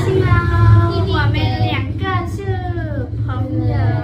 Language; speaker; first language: Chinese; non-native, learner; Hmong